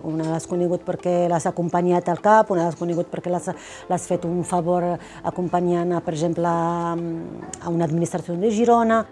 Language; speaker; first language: Catalan; non-native, fluent; Arabic